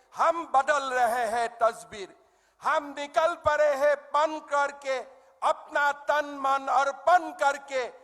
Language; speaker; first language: Hindi; non-native, local second language; Assamese